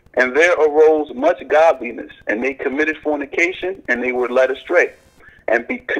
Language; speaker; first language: English; native; English